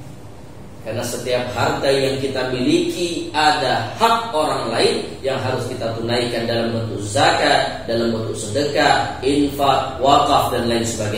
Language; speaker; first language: Indonesian; native; Indonesian